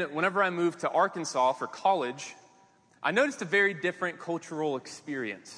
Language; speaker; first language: English; native; English